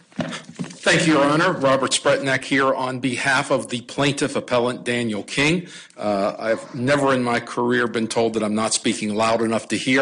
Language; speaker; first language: English; native; English